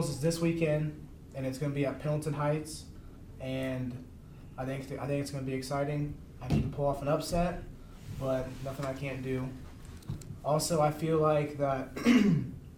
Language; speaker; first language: English; native; English